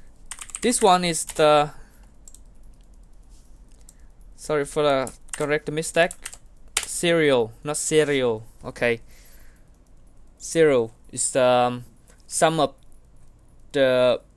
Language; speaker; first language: English; non-native, learner; Vietnamese